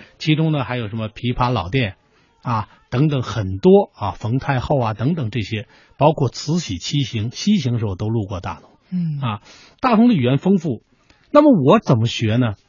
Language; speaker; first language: Chinese; native; Chinese